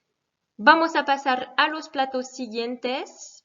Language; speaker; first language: Spanish; non-native, fluent; French